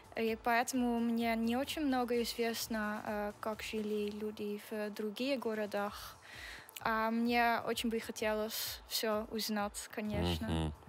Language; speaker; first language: Russian; non-native, learner; Dutch